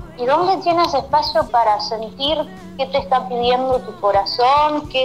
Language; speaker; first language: Spanish; native; Spanish